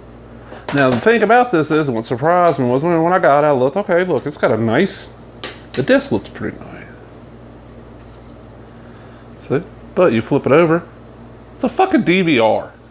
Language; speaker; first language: English; native; English